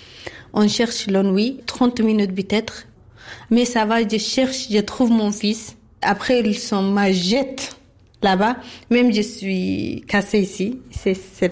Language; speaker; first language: French; non-native, learner; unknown